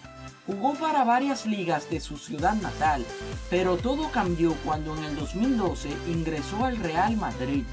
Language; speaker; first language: Spanish; native; Spanish